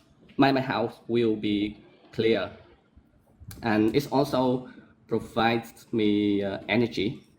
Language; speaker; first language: English; non-native, learner; Vietnamese